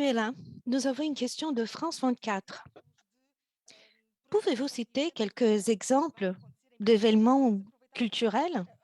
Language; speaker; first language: French; non-native, fluent; Portuguese